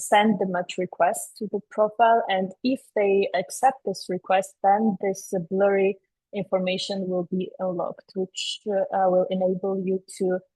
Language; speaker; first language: English; non-native, fluent; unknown